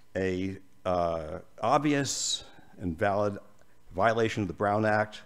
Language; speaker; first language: English; native; English